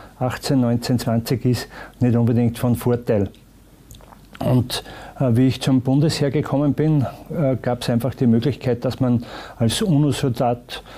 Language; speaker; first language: German; native; German